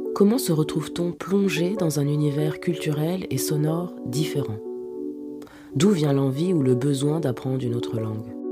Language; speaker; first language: French; native; French